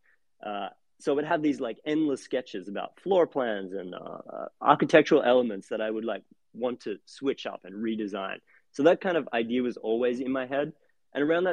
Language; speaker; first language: English; native; English